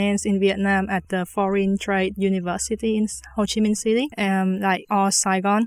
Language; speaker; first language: English; non-native, fluent; Vietnamese